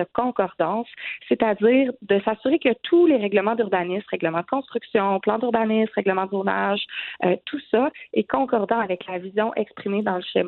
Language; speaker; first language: French; native; French